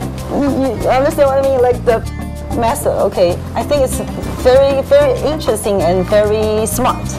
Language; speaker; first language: English; non-native, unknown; Chinese